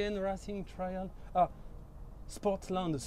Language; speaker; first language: English; non-native, learner; French